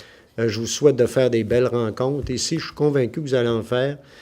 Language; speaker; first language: French; native; French